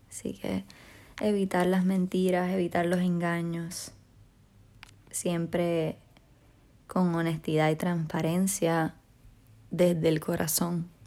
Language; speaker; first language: Spanish; native; Spanish